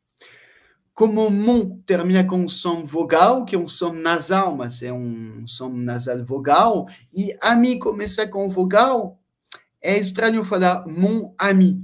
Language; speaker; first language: Portuguese; non-native, fluent; French